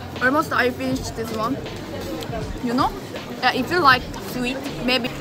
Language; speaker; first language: English; non-native, learner; Korean